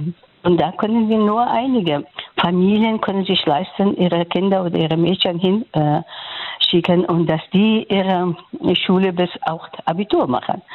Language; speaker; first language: German; non-native, fluent; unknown